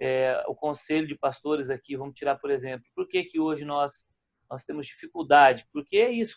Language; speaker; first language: Portuguese; native; Portuguese